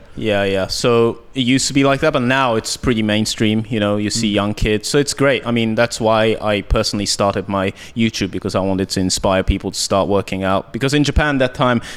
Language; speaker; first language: English; early bilingual, heritage; Japanese